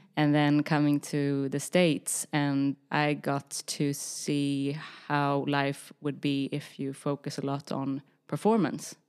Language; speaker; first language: English; early bilingual, other home language; Swedish